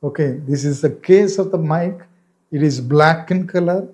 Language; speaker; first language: English; non-native, local second language; Tamil